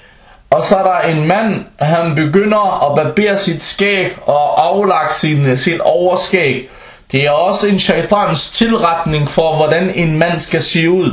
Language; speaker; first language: Danish; early bilingual, other home language; Arabic